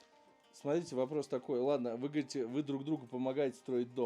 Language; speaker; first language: Russian; native; Russian